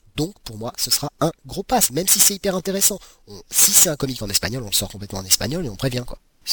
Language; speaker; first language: French; native; French